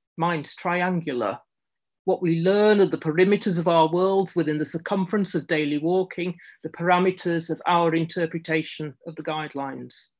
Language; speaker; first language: English; native; English